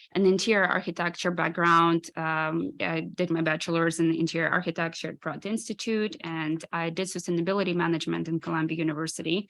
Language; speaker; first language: English; non-native, fluent; Ukrainian